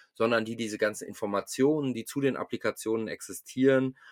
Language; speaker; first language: German; native; German